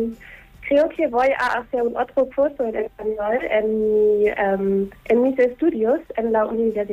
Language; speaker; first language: Spanish; non-native, learner; German